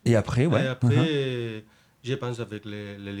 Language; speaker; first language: French; non-native, learner; Spanish